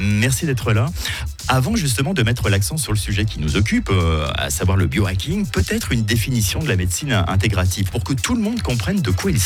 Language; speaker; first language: French; native; French